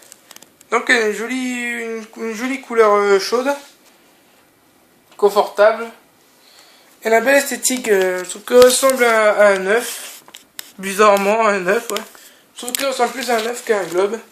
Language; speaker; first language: French; native; French